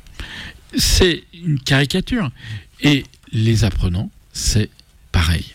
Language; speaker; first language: French; native; French